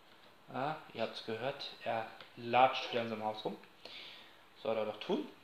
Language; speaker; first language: German; native; German